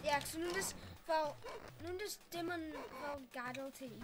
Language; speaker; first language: Welsh; non-native, local second language; English